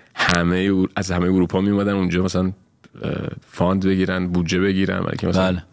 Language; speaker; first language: Persian; native; Persian